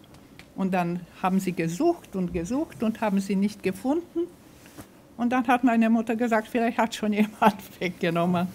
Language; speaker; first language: German; non-native, fluent; Romanian